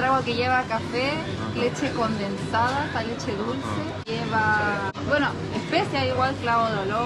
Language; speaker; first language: Spanish; native; Spanish